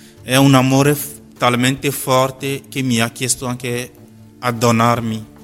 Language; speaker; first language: Italian; non-native, fluent; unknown